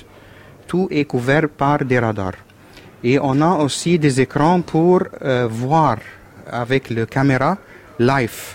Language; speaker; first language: French; non-native, learner; Arabic